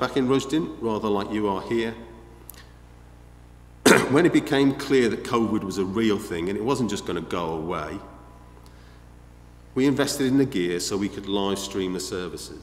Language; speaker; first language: English; native; English